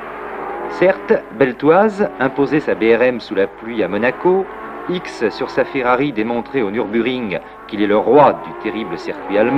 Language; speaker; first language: French; native; French